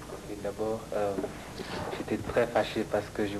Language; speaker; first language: French; non-native, fluent; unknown